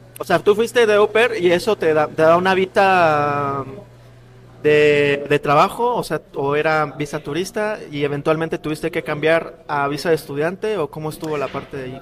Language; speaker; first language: Spanish; native; Spanish